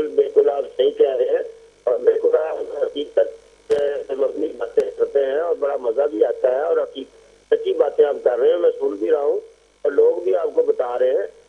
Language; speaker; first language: Urdu; non-native, local second language; Punjabi